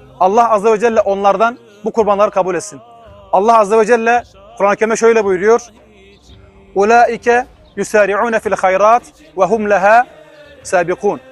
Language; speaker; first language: Turkish; non-native, fluent; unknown